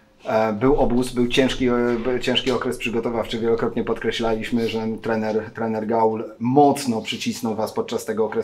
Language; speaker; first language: Polish; native; Polish